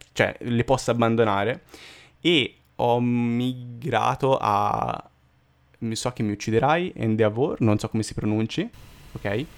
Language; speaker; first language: Italian; native; Italian